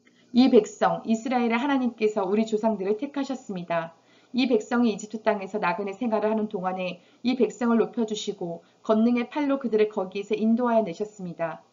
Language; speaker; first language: Korean; native; Korean